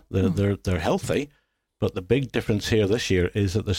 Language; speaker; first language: English; native; English